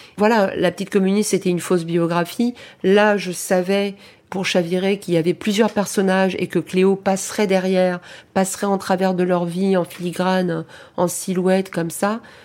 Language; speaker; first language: French; early bilingual, heritage; French